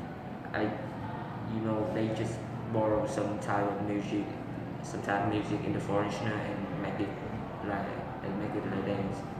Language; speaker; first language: English; non-native, learner; Vietnamese